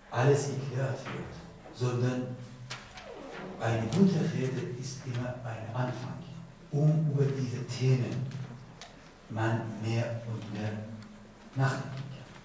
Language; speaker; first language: German; non-native, learner; Persian